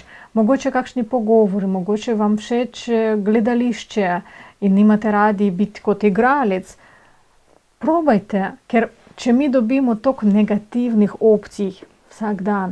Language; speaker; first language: Slovenian; non-native, fluent; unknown